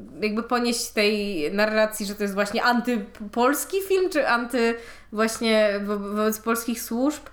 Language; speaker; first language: Polish; native; Polish